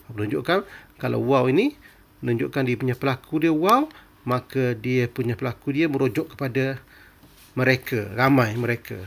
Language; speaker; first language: Malay; native; Malay